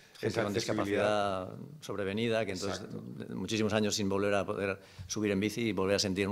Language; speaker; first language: Spanish; native; Spanish